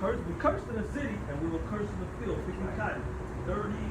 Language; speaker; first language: English; native; English